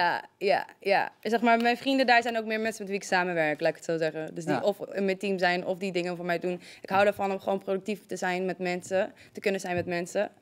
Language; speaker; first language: Dutch; native; Dutch